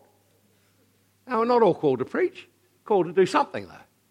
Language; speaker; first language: English; native; English